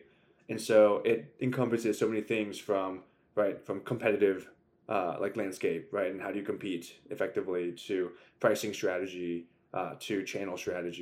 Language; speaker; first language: English; native; English